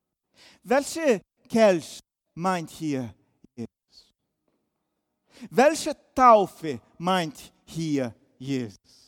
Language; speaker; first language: German; non-native, fluent; Portuguese